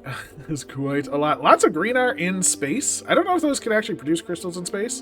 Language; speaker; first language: English; native; English